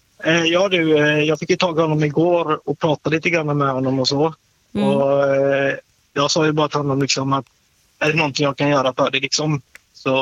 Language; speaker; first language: Swedish; native; Swedish